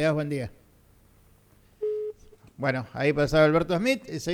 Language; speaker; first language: Spanish; native; Spanish